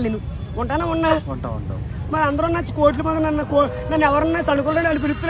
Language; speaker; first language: Telugu; native; Telugu